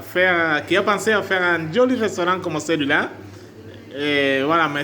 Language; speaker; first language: French; non-native, fluent; Spanish